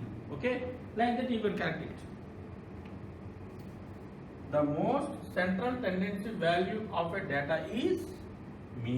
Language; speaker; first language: English; non-native, local second language; Telugu